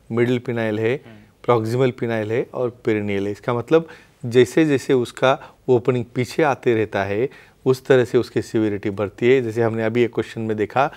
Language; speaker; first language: Hindi; non-native, local second language; Marathi